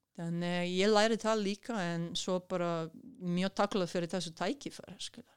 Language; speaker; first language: Icelandic; non-native, fluent; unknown